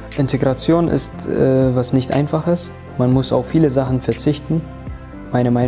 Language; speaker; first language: German; non-native, fluent; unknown